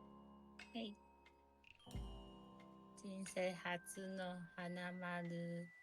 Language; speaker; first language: Japanese; non-native, learner; Chinese